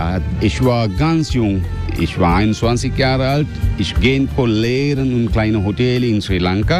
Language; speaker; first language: German; non-native, learner; Sinhala